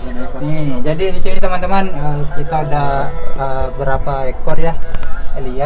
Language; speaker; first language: Indonesian; native; Indonesian